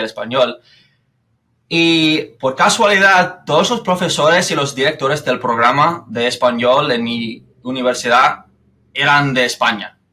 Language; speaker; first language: Spanish; non-native, fluent; English